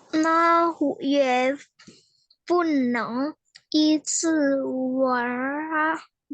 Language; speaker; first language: Chinese; non-native, learner; Indonesian